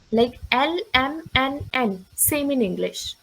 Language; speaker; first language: English; non-native, local second language; Hindi